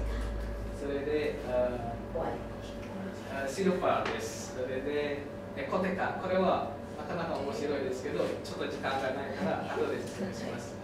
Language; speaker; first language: Japanese; non-native, learner; Indonesian